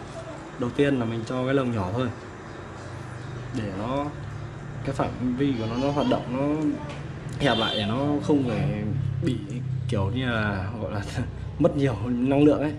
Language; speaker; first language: Vietnamese; native; Vietnamese